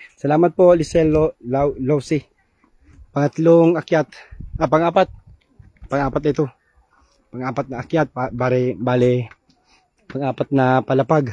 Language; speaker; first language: Filipino; non-native, local second language; Bikol